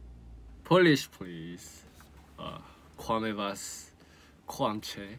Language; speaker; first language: English; non-native, learner; Korean